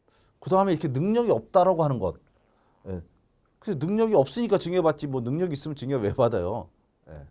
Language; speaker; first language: Korean; native; Korean